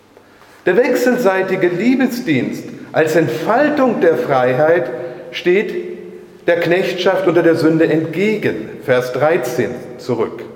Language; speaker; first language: German; native; German